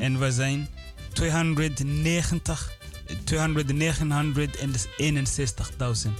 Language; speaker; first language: Dutch; non-native, learner; Swahili